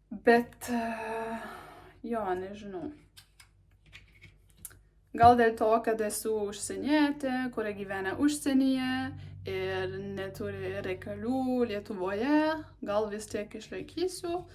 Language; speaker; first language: Lithuanian; non-native, learner; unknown